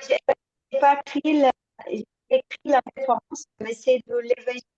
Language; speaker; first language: French; non-native, learner; Portuguese